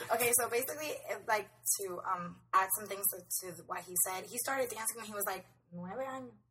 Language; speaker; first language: English; non-native, local second language; Spanish